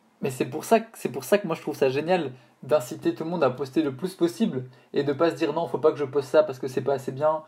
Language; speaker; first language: French; native; French